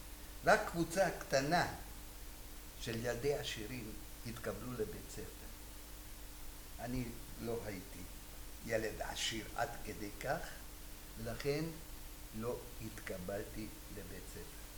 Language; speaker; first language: Hebrew; non-native, fluent; Hungarian